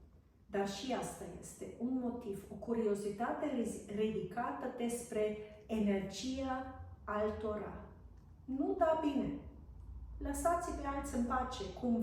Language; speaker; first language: Romanian; non-native, fluent; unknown